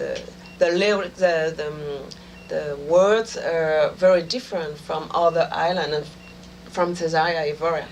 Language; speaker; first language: English; non-native, fluent; French